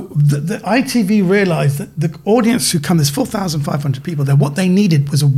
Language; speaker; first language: English; native; English